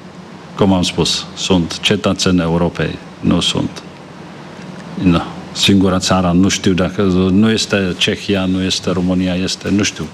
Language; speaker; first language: Romanian; non-native, fluent; Czech